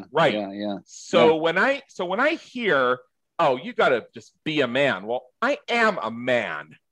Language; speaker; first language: English; native; English